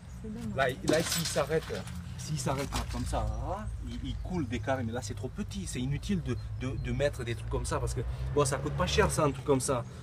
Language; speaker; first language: French; native; French